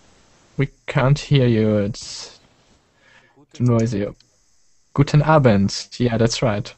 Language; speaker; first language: English; non-native, learner; German